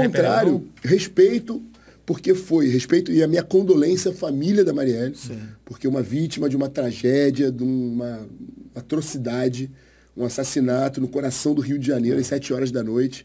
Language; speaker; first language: Portuguese; native; Portuguese